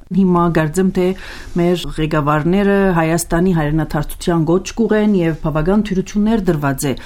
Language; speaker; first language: Armenian; early bilingual, heritage; Armenian